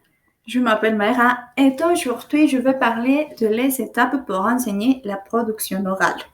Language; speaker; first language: French; non-native, learner; Spanish